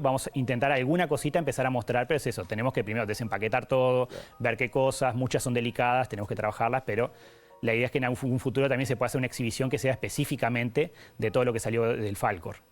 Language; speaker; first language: Spanish; native; Spanish